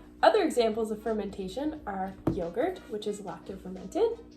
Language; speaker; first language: English; native; English